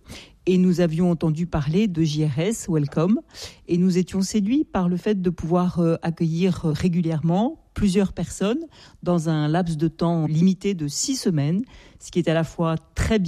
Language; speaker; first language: French; native; French